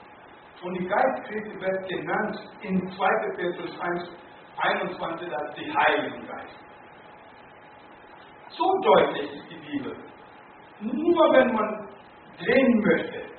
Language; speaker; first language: German; non-native, fluent; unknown